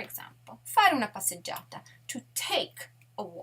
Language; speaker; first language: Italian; non-native, fluent; English